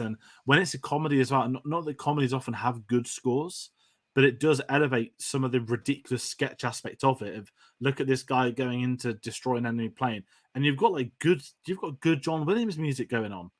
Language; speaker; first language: English; native; English